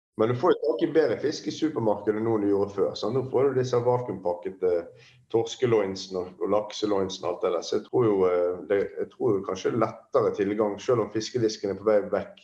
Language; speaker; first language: Norwegian; native; Norwegian